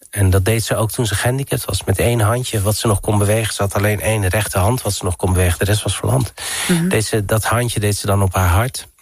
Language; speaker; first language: Dutch; early bilingual, other home language; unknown